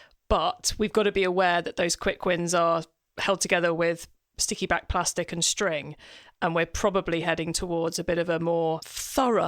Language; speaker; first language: English; native; English